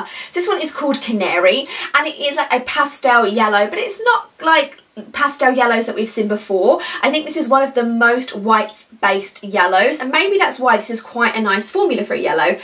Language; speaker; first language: English; native; English